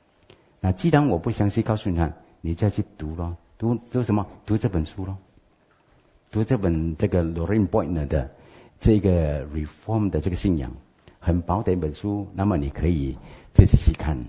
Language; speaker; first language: Chinese; native; Chinese